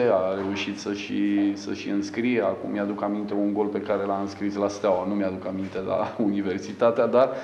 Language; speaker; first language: Romanian; native; Romanian